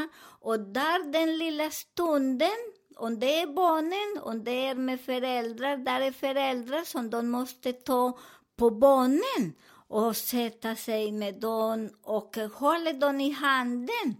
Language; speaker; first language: Swedish; non-native, learner; Spanish